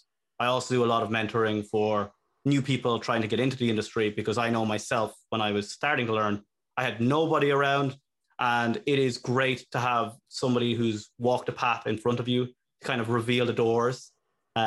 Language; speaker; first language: English; native; English